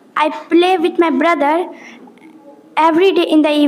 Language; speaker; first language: English; non-native, learner; Hindi